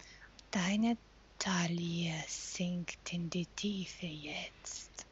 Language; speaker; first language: German; non-native, fluent; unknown